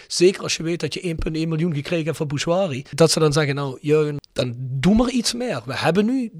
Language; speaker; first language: Dutch; native; Dutch